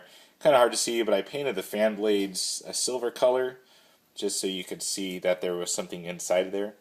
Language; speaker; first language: English; native; English